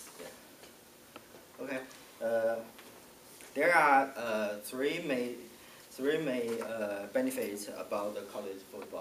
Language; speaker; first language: English; non-native, learner; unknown